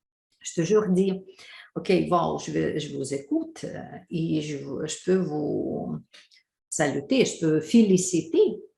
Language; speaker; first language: French; non-native, fluent; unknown